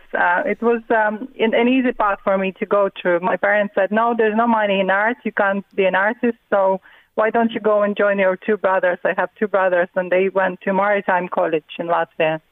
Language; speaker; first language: English; non-native, fluent; Russian